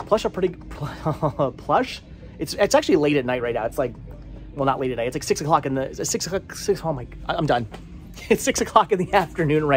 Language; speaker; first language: English; native; English